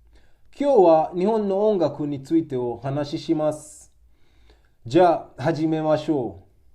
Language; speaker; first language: Japanese; non-native, learner; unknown